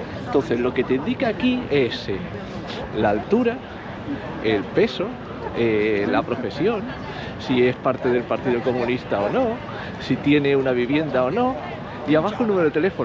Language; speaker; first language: Spanish; native; Spanish